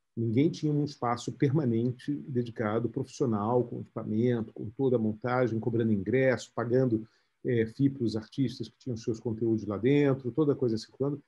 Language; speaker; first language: Portuguese; native; Portuguese